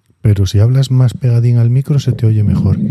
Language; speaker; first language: Spanish; native; Spanish